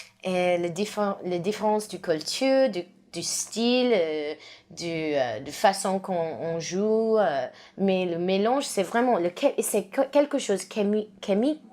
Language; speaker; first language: French; non-native, learner; English